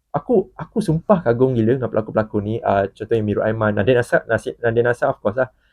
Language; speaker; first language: Malay; native; Malay